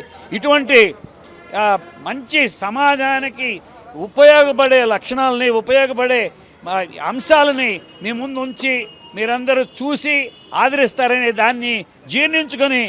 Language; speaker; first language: Telugu; native; Telugu